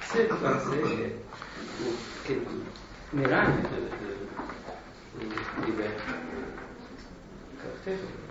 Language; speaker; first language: French; non-native, learner; Japanese